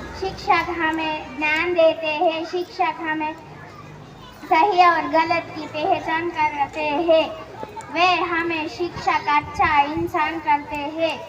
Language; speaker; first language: Hindi; non-native, local second language; Telugu